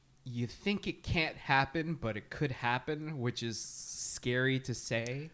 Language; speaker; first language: English; early bilingual, other home language; Spanish